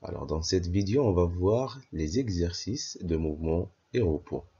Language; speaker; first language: French; non-native, local second language; Arabic